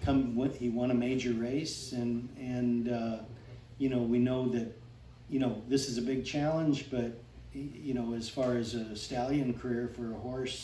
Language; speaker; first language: English; native; English